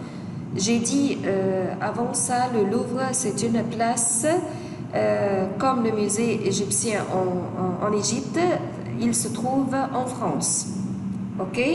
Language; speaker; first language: French; non-native, fluent; Arabic